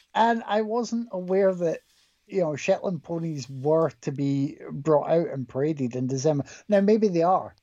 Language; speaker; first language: English; native; English